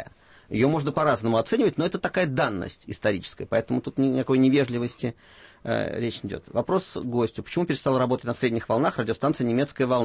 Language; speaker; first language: Russian; native; Russian